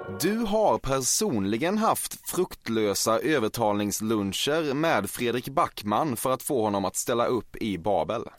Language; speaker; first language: Swedish; native; Swedish